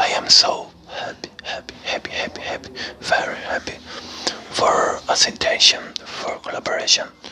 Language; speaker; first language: English; non-native, learner; Portuguese